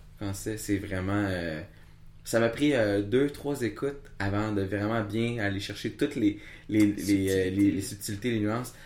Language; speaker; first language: French; native; French